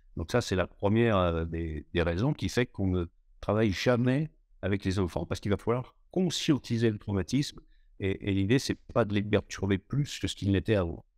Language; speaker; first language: French; native; French